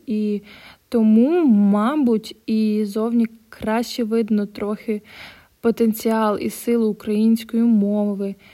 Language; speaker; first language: Ukrainian; non-native, local second language; Russian